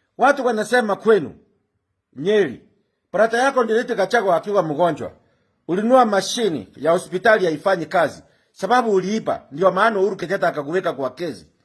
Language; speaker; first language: Swahili; non-native, local second language; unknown